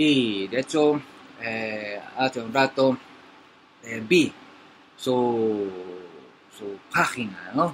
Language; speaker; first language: Spanish; non-native, learner; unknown